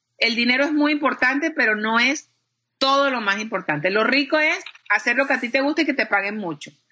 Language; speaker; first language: Spanish; native; Spanish